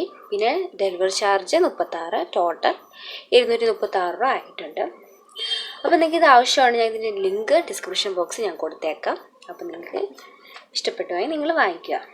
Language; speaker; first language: Malayalam; native; Malayalam